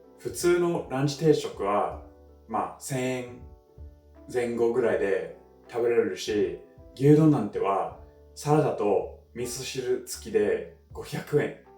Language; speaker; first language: Japanese; non-native, fluent; English